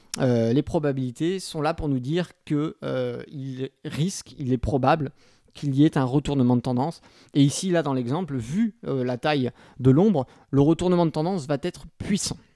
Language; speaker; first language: French; native; French